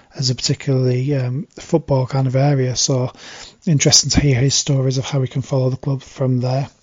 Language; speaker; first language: English; native; English